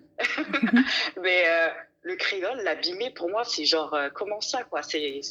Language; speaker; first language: French; native; French